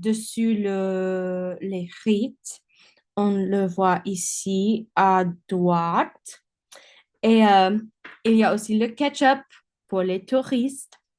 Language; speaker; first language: French; non-native, learner; English